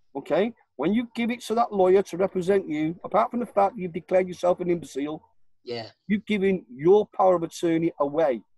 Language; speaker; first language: English; native; English